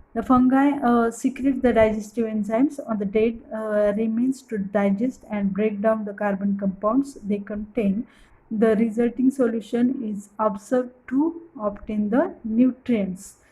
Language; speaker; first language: English; non-native, local second language; Marathi